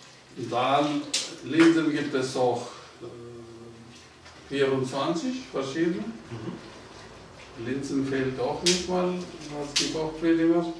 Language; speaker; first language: German; non-native, fluent; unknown